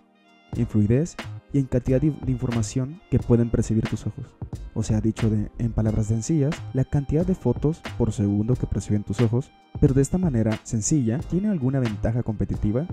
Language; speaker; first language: Spanish; native; Spanish